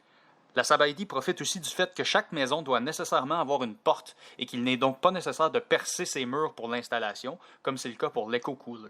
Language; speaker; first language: French; native; French